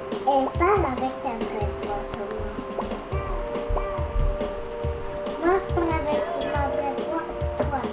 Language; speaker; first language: French; native; French